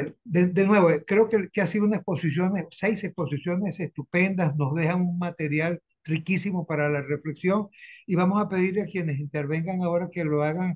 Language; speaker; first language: Spanish; native; Spanish